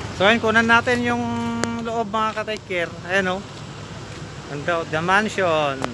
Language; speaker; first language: Filipino; native; Filipino